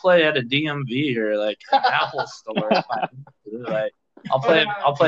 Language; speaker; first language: English; native; English